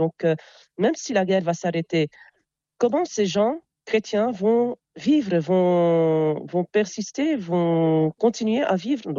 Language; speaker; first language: French; non-native, local second language; Arabic